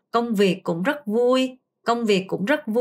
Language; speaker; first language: Vietnamese; non-native, fluent; Korean